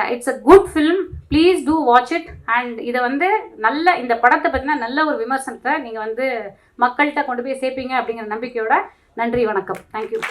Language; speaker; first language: Tamil; native; Tamil